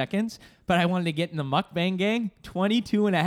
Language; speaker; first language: English; native; English